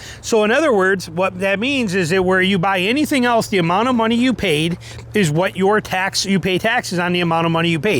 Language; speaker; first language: English; native; English